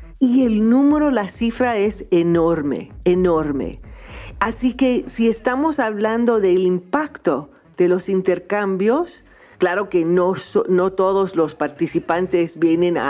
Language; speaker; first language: Spanish; non-native, fluent; English